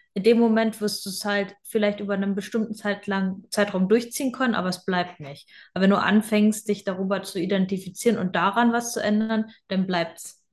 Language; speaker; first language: German; native; German